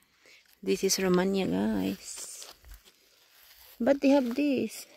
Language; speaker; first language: English; non-native, learner; Filipino